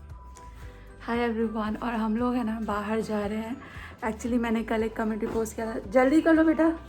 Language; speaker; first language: Hindi; native; Hindi